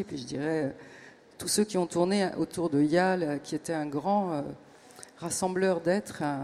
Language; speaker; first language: French; native; French